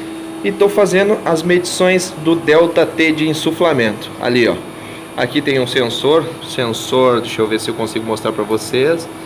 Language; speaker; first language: Portuguese; native; Portuguese